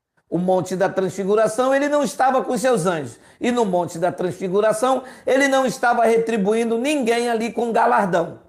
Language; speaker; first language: Portuguese; native; Portuguese